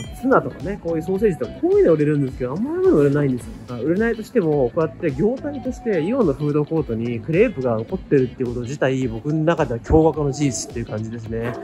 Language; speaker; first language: Japanese; native; Japanese